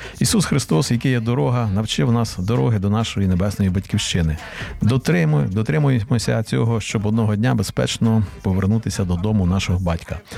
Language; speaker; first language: Ukrainian; native; Ukrainian